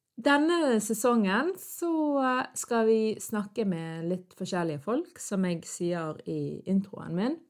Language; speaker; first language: Norwegian; early bilingual, other home language; Arabic